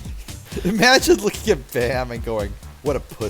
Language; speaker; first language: English; native; English